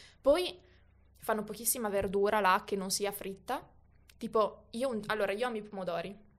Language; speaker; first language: Italian; native; Italian